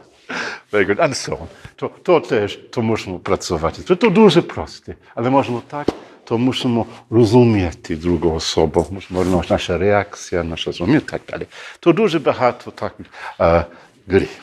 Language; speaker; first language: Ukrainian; non-native, learner; English